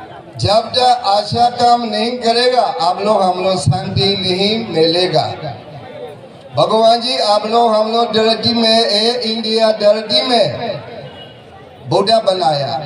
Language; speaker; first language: Hindi; non-native, learner; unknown